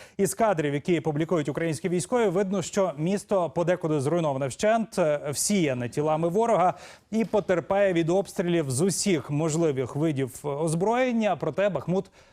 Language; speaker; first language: Ukrainian; native; Ukrainian